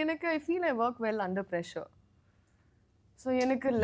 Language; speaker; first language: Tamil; non-native, learner; Telugu